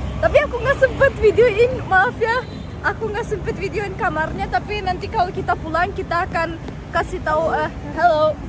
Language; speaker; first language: Indonesian; early bilingual, other home language; Russian